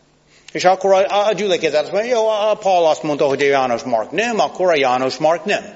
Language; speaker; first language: Hungarian; non-native, fluent; English